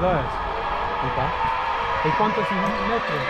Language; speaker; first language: Spanish; non-native, learner; English